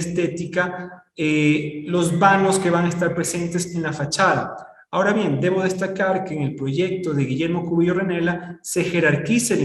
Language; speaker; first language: Spanish; native; Spanish